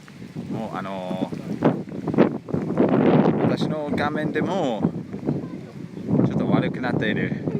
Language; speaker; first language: Japanese; non-native, fluent; English